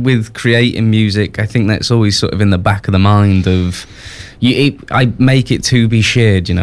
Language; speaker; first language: English; native; English